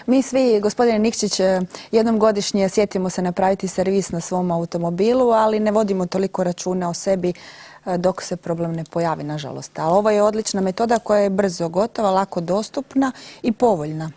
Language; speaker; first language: Croatian; native; Croatian